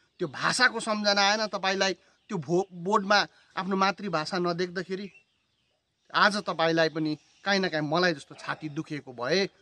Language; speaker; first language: Nepali; native; Nepali